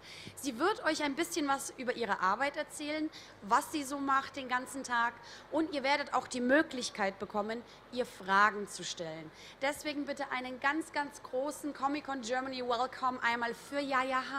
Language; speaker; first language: German; native; German